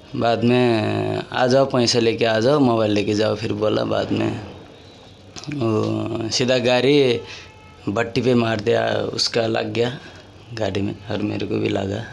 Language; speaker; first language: Hindi; non-native, local second language; Marathi